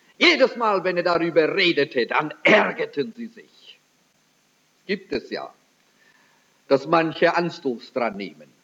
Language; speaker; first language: German; early bilingual, heritage; German